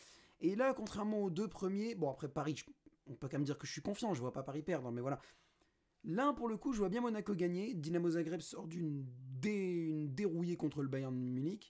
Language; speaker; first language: French; native; French